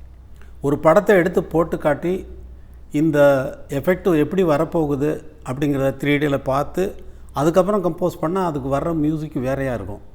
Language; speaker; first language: Tamil; native; Tamil